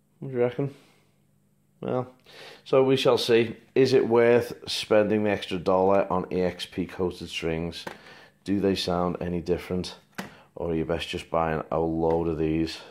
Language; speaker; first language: English; native; English